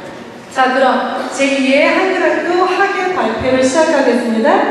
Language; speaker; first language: Korean; native; Korean